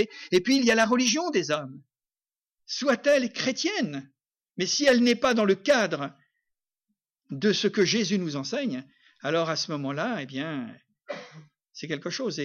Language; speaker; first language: French; native; French